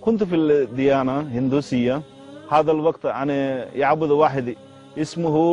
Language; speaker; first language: Arabic; non-native, learner; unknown